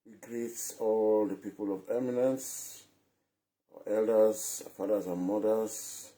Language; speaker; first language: English; non-native, local second language; Yoruba